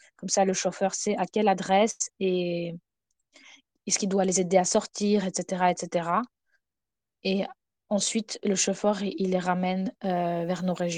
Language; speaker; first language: French; non-native, fluent; Ukrainian